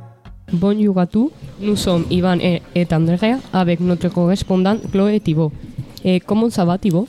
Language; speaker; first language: French; non-native, learner; Spanish